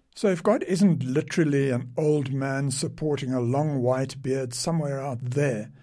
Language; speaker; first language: English; native; English